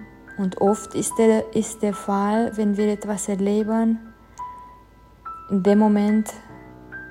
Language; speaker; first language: German; non-native, fluent; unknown